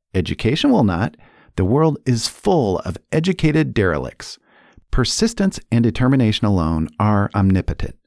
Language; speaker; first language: English; native; English